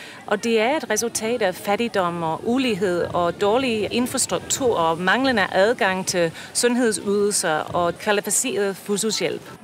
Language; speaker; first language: Danish; non-native, fluent; English